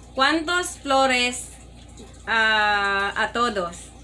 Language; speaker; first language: Spanish; non-native, learner; Filipino